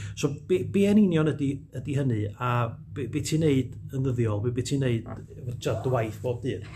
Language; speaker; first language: Welsh; native; Welsh